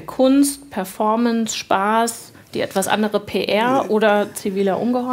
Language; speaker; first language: German; native; German